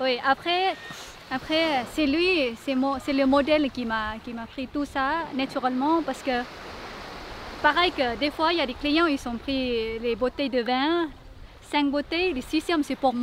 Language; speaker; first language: French; non-native, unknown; Thai